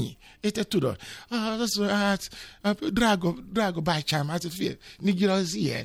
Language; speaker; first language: Hungarian; non-native, learner; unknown